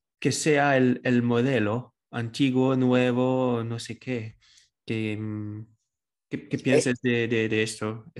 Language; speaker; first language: Spanish; non-native, fluent; French